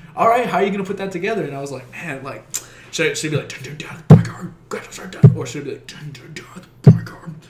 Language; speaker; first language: English; native; English